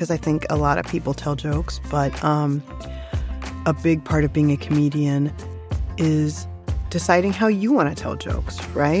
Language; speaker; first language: English; native; English